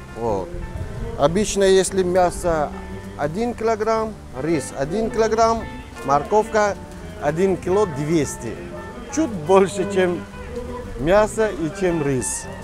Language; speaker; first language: Russian; non-native, local second language; Tajik